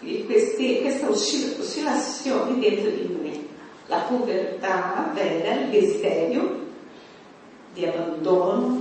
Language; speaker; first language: Italian; non-native, fluent; Portuguese